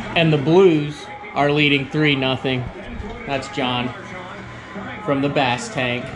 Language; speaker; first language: English; native; English